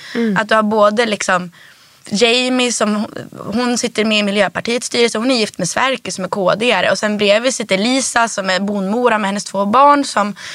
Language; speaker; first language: Swedish; native; Swedish